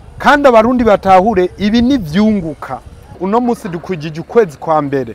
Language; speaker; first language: Rundi; early bilingual, heritage; Rundi